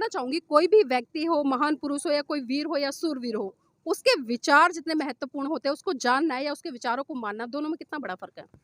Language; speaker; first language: Hindi; native; Hindi